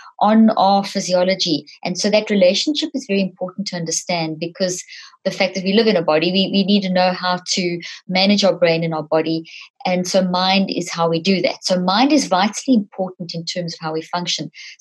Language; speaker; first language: English; native; English